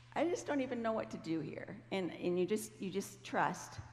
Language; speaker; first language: English; native; English